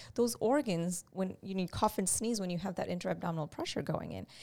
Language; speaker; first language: English; non-native, local second language; Gujarati